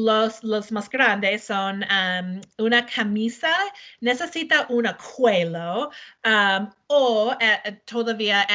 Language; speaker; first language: Spanish; non-native, learner; English